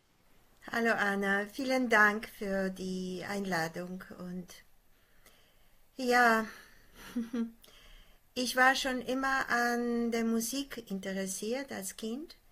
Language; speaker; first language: German; non-native, fluent; Polish